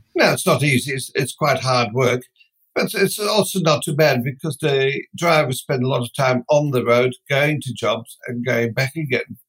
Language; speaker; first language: English; non-native, fluent; Dutch